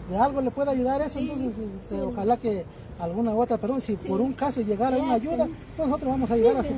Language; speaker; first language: Spanish; native; Spanish